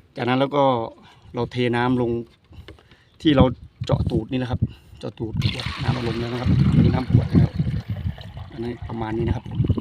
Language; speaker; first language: Thai; native; Thai